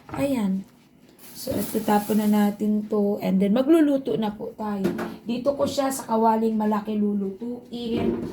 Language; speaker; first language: Filipino; non-native, local second language; Bikol